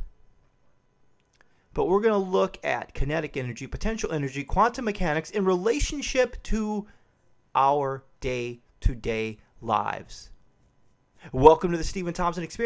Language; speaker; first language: English; native; English